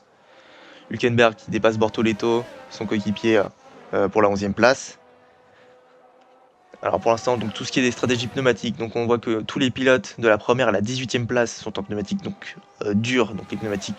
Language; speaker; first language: French; native; French